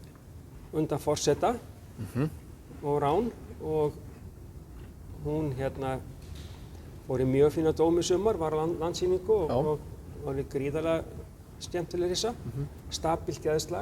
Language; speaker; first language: Icelandic; native; Icelandic